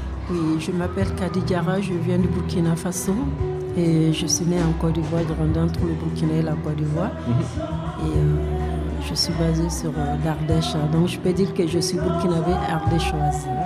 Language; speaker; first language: French; non-native, local second language; Bambara